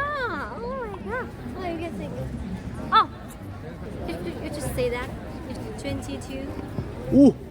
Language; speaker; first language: English; non-native, learner; Chinese